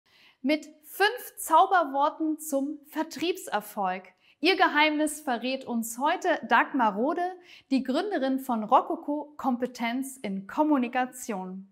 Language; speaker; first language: German; native; German